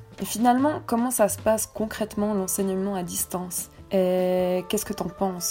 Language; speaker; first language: French; native; French